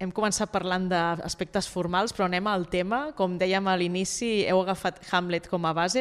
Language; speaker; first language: Catalan; native; Catalan